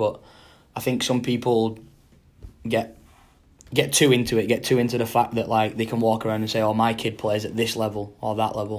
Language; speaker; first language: English; native; English